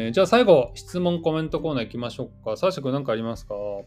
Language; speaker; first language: Japanese; native; Japanese